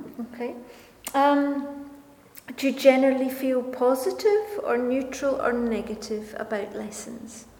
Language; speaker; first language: English; non-native, fluent; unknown